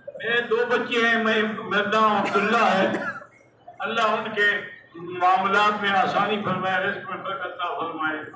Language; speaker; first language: Urdu; native; Urdu